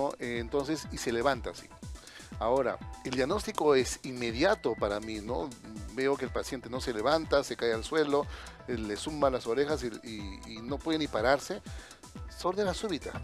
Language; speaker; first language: Spanish; native; Spanish